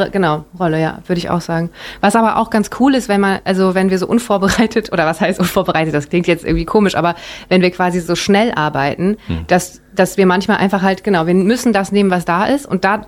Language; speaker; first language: German; early bilingual, other home language; Japanese